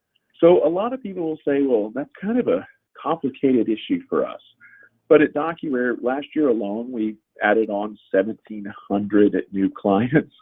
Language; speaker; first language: English; native; English